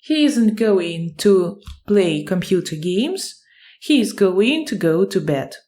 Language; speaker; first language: English; non-native, fluent; Ukrainian